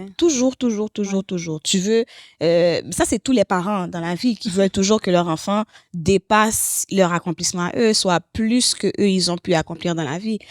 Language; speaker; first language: French; native; French